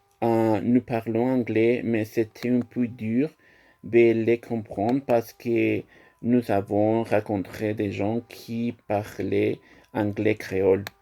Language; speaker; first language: French; non-native, learner; Spanish